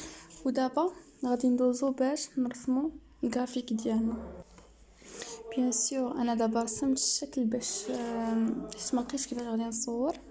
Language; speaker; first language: Arabic; native; Arabic